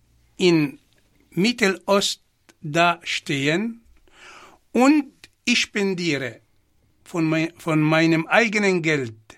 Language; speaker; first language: German; non-native, fluent; Arabic